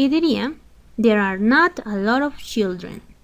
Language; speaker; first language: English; non-native, learner; Spanish